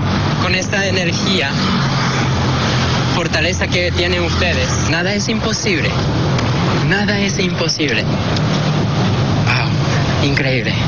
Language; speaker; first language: Spanish; non-native, fluent; Japanese